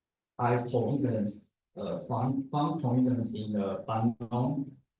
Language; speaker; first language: English; non-native, learner; Chinese